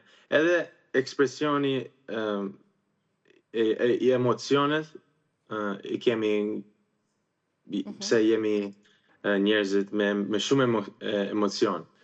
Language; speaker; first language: Albanian; early bilingual, heritage; Albanian